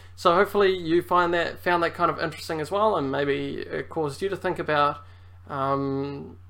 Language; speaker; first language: English; native; English